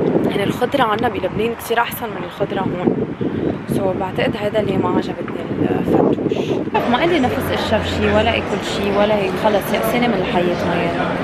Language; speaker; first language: Arabic; early bilingual, heritage; Arabic